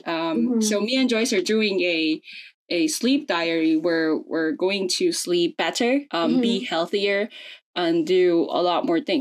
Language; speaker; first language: English; non-native, local second language; Filipino